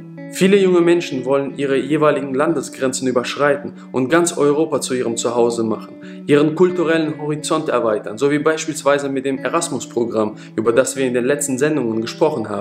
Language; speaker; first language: German; non-native, fluent; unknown